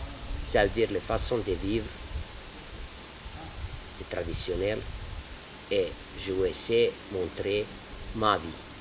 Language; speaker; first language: French; non-native, learner; Serbian